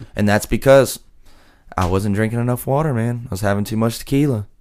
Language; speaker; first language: English; native; English